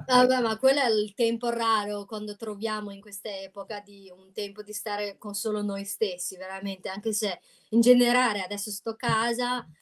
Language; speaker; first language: Italian; non-native, fluent; Chinese